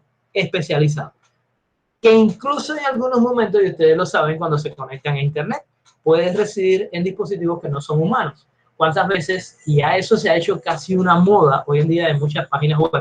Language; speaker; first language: Spanish; native; Spanish